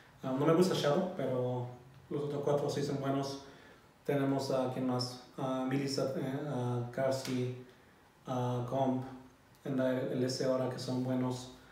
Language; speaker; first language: Spanish; non-native, fluent; German